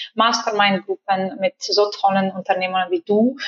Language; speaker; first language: German; non-native, fluent; Bulgarian